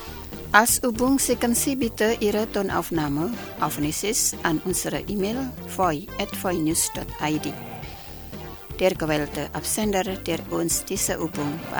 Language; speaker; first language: German; non-native, fluent; Indonesian